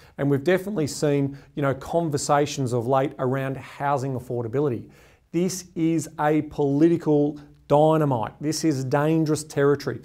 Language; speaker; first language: English; native; English